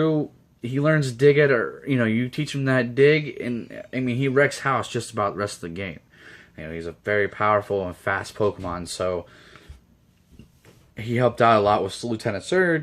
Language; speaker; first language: English; native; English